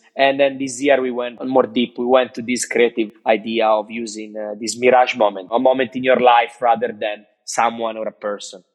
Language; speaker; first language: English; non-native, fluent; Italian